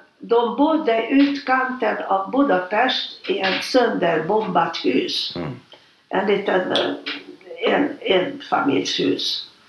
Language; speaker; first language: Swedish; non-native, fluent; Hungarian